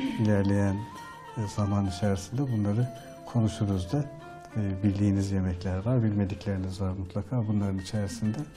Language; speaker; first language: Turkish; native; Turkish